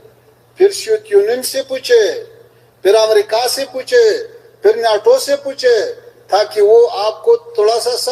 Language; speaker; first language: Hindi; non-native, fluent; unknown